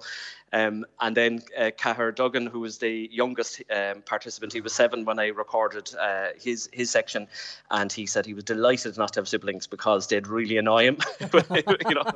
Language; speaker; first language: English; native; English